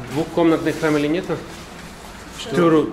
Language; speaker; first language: Russian; native; Russian